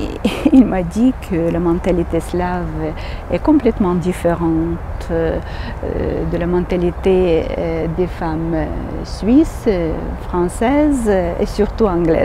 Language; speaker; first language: French; non-native, fluent; Ukrainian